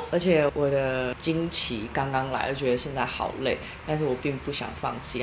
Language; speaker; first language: Chinese; native; Chinese